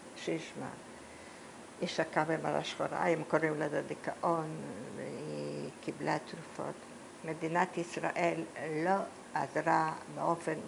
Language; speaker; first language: Hebrew; early bilingual, other home language; Polish